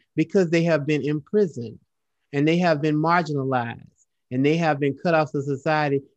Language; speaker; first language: English; native; English